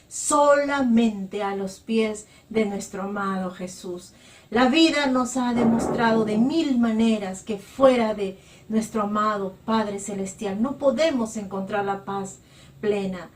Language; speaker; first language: Spanish; native; Spanish